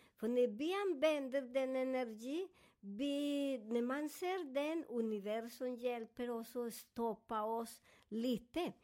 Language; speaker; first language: Swedish; non-native, fluent; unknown